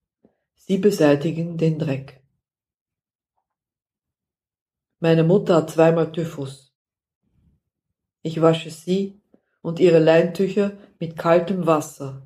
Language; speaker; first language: German; non-native, fluent; Dutch